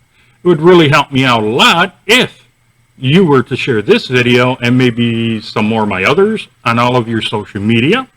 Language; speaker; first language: English; native; English